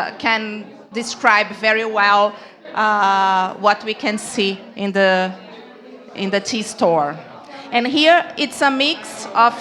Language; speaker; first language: English; non-native, fluent; Portuguese